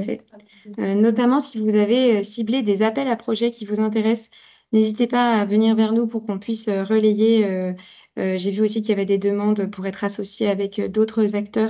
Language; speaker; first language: French; native; French